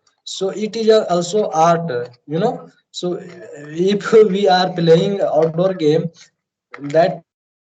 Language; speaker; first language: English; non-native, learner; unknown